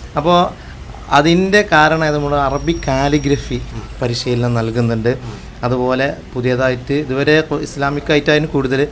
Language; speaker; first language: Malayalam; native; Malayalam